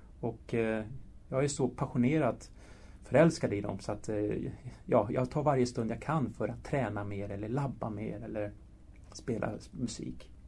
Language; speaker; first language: Swedish; early bilingual, other home language; Spanish